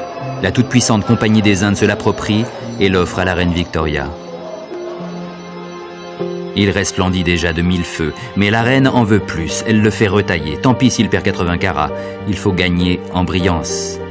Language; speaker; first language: French; native; French